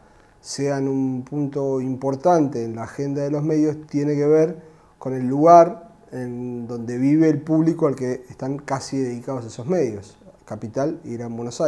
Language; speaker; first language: Spanish; native; Spanish